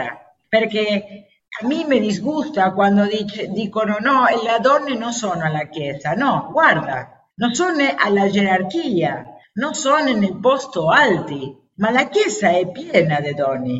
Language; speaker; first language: Italian; non-native, learner; Spanish